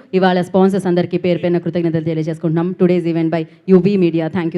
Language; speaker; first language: Telugu; native; Telugu